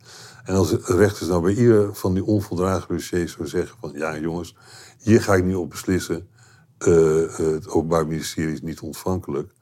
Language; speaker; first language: Dutch; native; Dutch